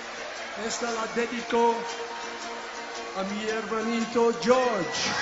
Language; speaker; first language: Spanish; non-native, learner; English